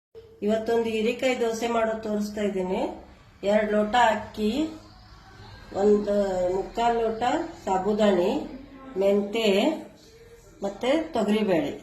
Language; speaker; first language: Kannada; native; Kannada